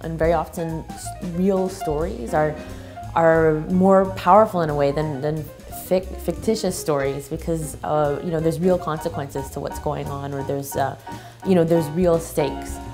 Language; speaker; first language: English; native; English